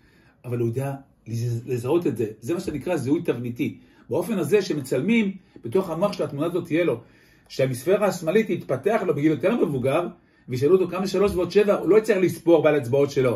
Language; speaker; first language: Hebrew; native; Hebrew